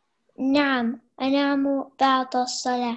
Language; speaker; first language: Arabic; non-native, learner; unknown